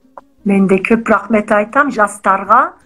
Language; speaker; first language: Kazakh; non-native, fluent; Turkish